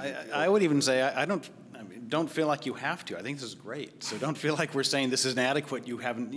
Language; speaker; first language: English; native; English